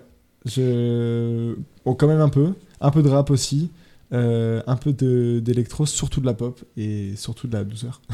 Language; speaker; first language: French; native; French